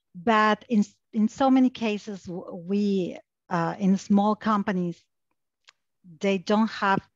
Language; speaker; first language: English; non-native, fluent; Spanish